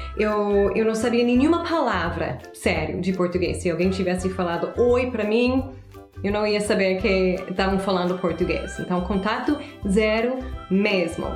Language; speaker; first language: Portuguese; non-native, fluent; English